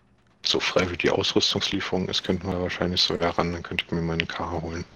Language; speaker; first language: German; native; German